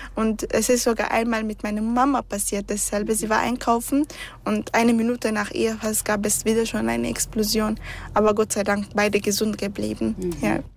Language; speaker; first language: German; early bilingual, other home language; Arabic